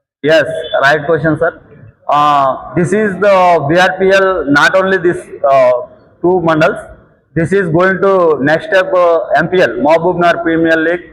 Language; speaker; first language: English; non-native, local second language; Telugu